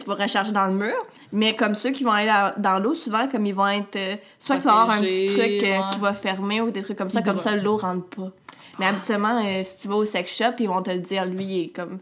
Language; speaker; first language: French; native; French